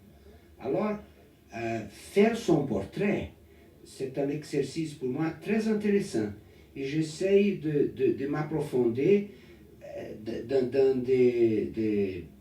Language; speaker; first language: French; non-native, learner; Portuguese